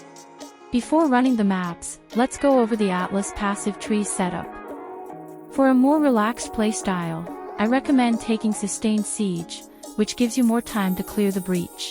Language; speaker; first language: English; native; English